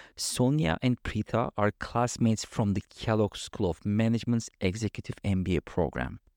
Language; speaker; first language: English; non-native, fluent; Turkish